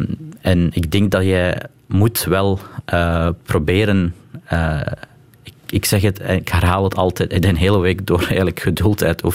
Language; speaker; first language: Dutch; non-native, local second language; Arabic